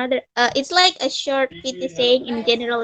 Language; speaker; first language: English; non-native, fluent; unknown